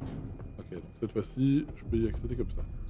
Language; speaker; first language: French; native; French